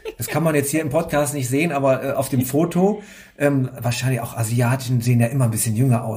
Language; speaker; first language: German; native; German